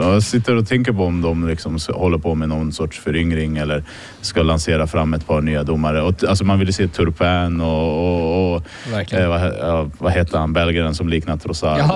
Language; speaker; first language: Swedish; native; Swedish